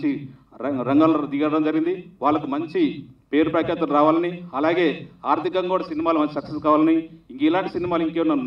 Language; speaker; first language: Telugu; native; Telugu